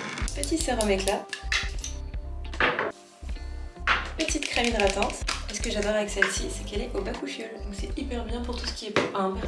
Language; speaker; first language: French; native; French